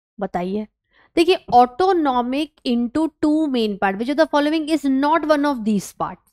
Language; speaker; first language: Hindi; native; Hindi